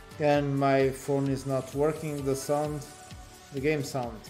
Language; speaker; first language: English; non-native, learner; Portuguese